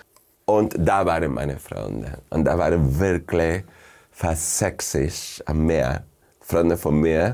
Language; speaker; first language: German; non-native, fluent; Spanish